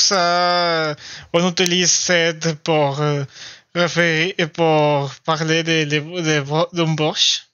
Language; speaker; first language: French; non-native, learner; Spanish